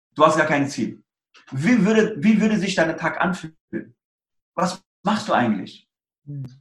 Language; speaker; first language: German; early bilingual, other home language; Persian